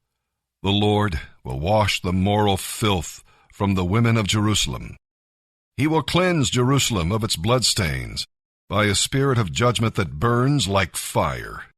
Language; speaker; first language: English; native; English